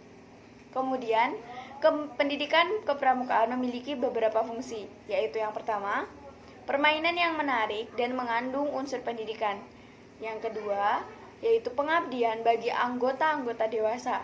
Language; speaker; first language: Indonesian; native; Indonesian